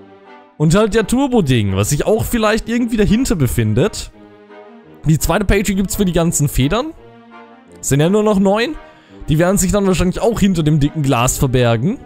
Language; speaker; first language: German; native; German